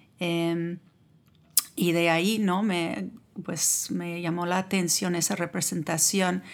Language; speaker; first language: Spanish; non-native, fluent; English